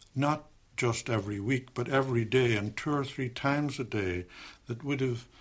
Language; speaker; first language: English; native; English